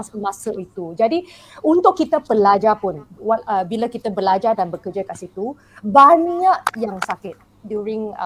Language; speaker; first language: Malay; non-native, local second language; Chinese